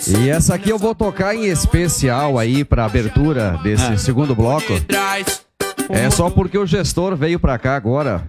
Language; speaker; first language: Portuguese; native; Portuguese